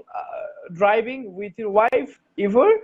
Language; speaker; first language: English; non-native, learner; Bangla